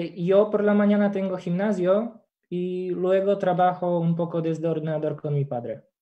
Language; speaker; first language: Spanish; non-native, fluent; Polish